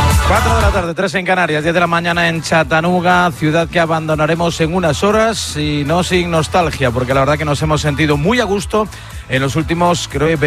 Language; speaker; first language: Spanish; native; Spanish